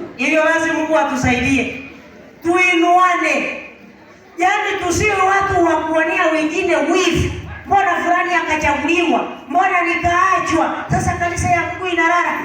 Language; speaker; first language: Swahili; non-native, local second language; Gusii